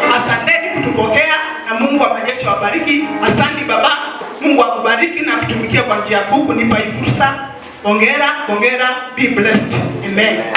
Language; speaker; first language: Swahili; non-native, local second language; Luyia